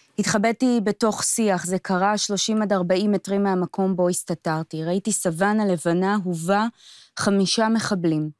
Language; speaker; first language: Hebrew; native; Hebrew